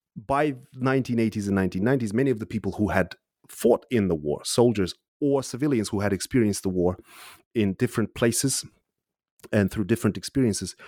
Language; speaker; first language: English; non-native, fluent; Uzbek